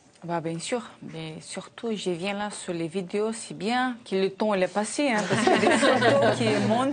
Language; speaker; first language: French; non-native, learner; Portuguese